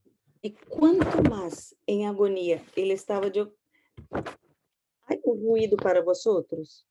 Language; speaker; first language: Portuguese; non-native, learner; Spanish